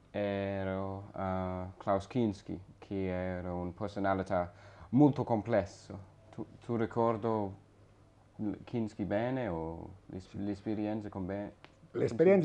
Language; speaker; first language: Italian; non-native, learner; French